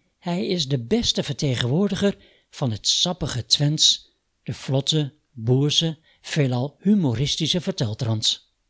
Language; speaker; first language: Dutch; native; Dutch